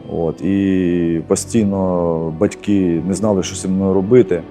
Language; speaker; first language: Ukrainian; early bilingual, other home language; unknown